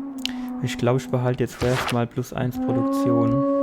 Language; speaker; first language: German; native; German